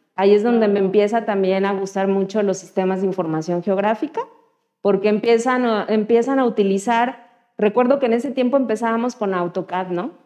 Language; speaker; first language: Spanish; native; Spanish